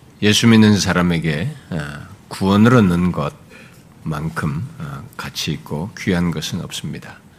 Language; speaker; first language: Korean; native; Korean